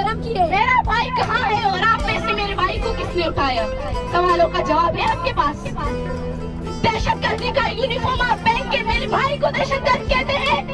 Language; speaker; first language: Hindi; non-native, local second language; Baluchi